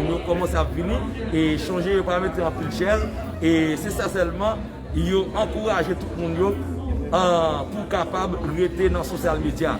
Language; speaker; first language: French; non-native, local second language; Haitian Creole